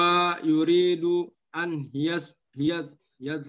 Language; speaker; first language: Arabic; non-native, learner; Indonesian